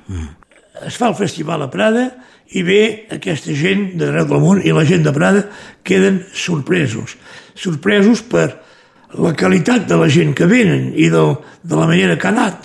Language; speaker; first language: Catalan; native; Catalan